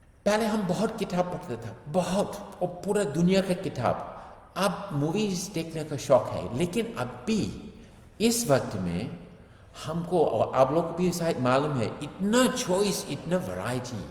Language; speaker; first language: Hindi; non-native, fluent; English